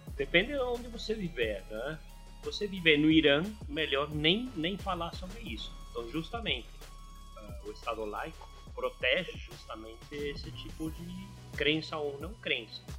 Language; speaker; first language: Portuguese; non-native, fluent; Spanish